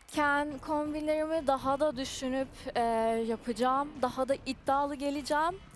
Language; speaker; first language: Turkish; non-native, fluent; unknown